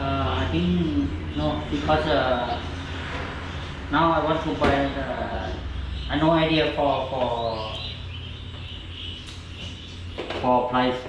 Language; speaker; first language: English; non-native, learner; Thai